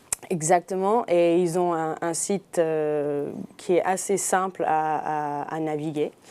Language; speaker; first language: French; non-native, fluent; English